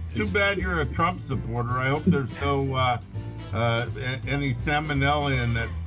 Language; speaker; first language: English; native; English